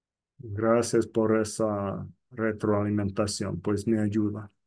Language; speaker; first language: Spanish; non-native, fluent; English